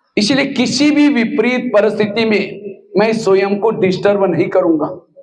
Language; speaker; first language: Hindi; non-native, local second language; Marathi